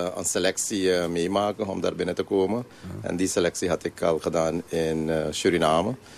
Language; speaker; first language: Dutch; non-native, local second language; Caribbean Hindustani